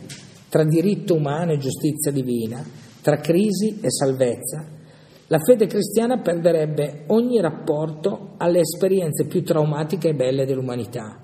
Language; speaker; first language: Italian; native; Italian